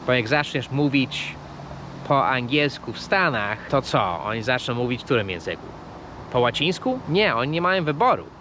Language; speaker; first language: Polish; non-native, fluent; English